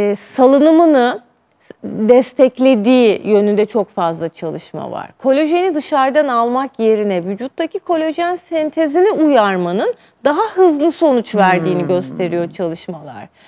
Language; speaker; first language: Turkish; native; Turkish